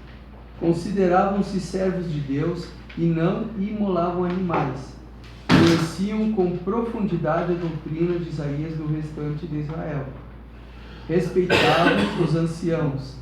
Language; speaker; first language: Portuguese; native; Portuguese